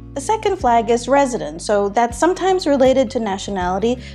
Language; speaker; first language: English; non-native, local second language; Filipino